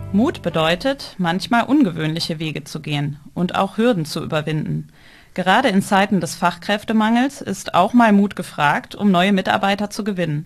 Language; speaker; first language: German; native; German